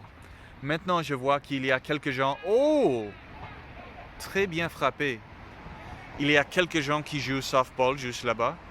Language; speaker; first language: French; non-native, learner; English